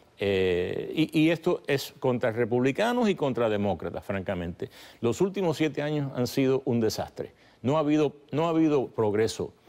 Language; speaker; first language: Spanish; native; Spanish